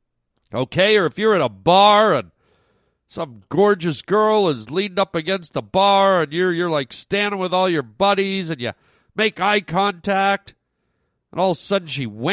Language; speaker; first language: English; native; English